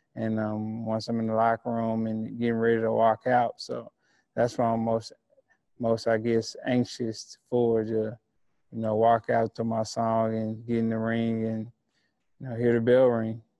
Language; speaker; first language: English; native; English